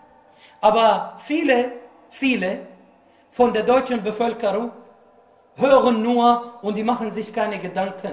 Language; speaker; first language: German; non-native, fluent; Arabic